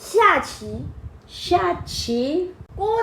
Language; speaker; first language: Chinese; non-native, learner; Korean